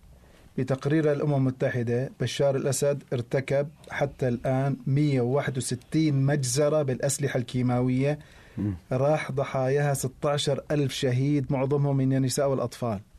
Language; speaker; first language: Arabic; native; Arabic